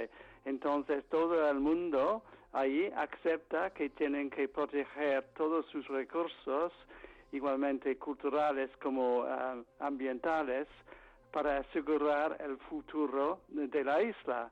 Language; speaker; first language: Spanish; non-native, fluent; English